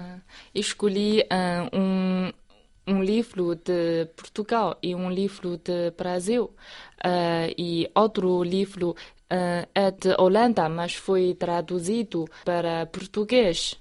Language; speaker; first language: Portuguese; non-native, fluent; Chinese